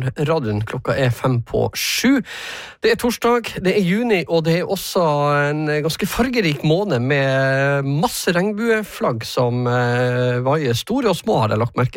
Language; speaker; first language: Norwegian; native; Norwegian